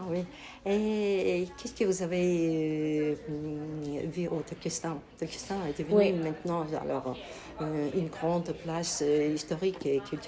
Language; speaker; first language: French; non-native, fluent; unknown